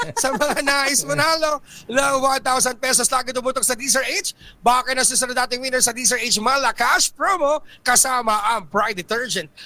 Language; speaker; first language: Filipino; native; Filipino